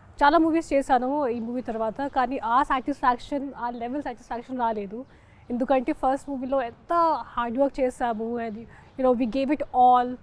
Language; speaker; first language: Telugu; non-native, fluent; Hindi